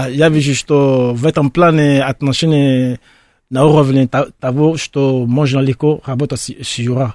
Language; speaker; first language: Russian; non-native, fluent; Fon